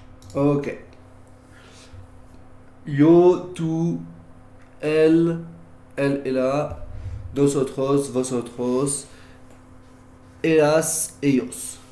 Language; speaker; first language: Spanish; non-native, learner; French